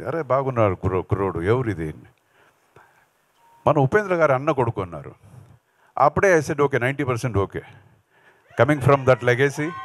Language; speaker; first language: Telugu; non-native, local second language; Kannada